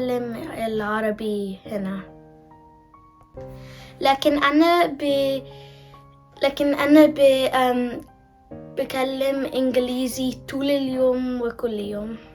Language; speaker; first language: Arabic; early bilingual, heritage; Arabic